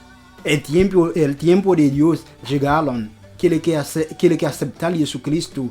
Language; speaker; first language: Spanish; non-native, local second language; Haitian Creole